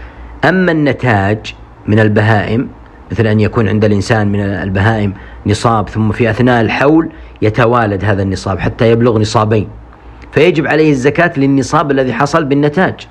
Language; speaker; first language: Arabic; native; Arabic